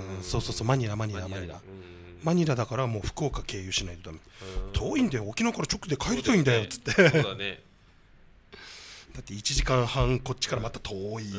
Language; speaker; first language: Japanese; native; Japanese